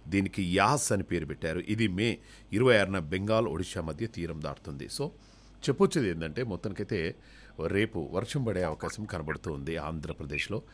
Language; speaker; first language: Telugu; native; Telugu